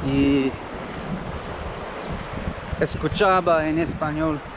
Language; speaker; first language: Spanish; non-native, learner; English